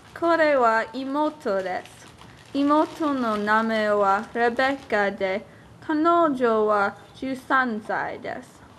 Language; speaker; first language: Japanese; non-native, learner; English